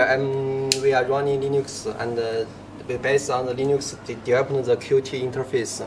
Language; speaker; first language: English; non-native, learner; Chinese